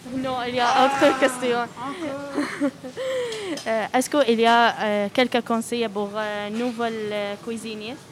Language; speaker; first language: French; non-native, learner; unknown